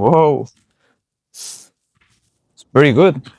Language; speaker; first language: English; non-native, learner; Spanish